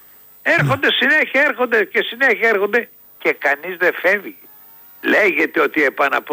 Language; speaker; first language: Greek; native; Greek